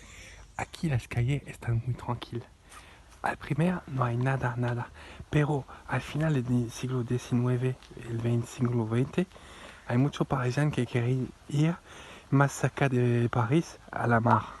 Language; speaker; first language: Spanish; non-native, learner; French